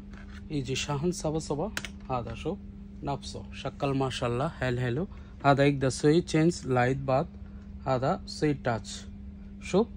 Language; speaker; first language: Arabic; non-native, learner; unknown